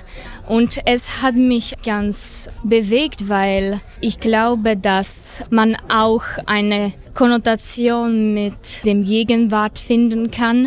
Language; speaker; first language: German; non-native, fluent; Slovak